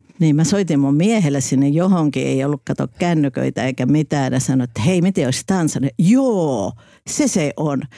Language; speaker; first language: Finnish; native; Finnish